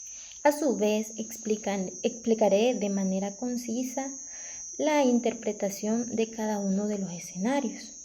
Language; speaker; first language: Spanish; native; Spanish